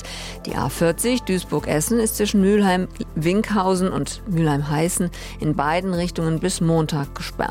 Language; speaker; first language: German; native; German